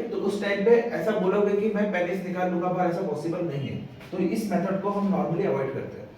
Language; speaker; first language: Hindi; non-native, local second language; Marathi